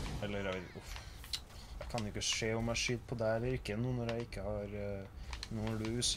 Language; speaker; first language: Norwegian; native; Norwegian